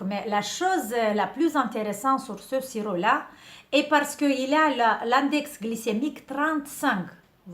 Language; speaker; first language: French; non-native, fluent; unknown